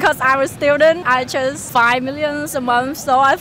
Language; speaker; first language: English; non-native, learner; Vietnamese